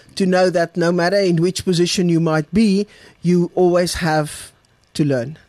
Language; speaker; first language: English; non-native, local second language; Afrikaans